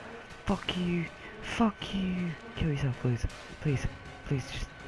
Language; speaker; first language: English; native; English